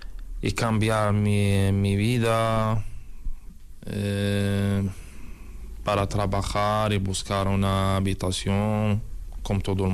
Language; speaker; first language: Spanish; non-native, learner; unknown